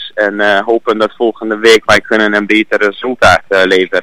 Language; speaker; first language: Dutch; non-native, learner; Hungarian